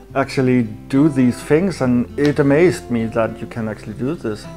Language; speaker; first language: English; non-native, fluent; Danish